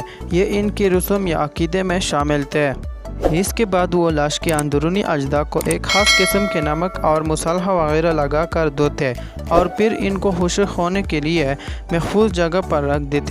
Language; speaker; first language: Urdu; native; Urdu